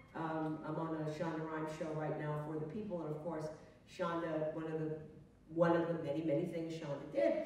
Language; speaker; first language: English; native; English